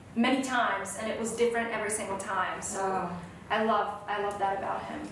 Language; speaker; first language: English; non-native, fluent; Slovak